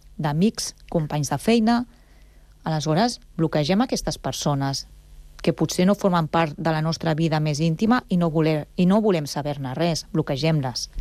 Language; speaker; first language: Catalan; native; Catalan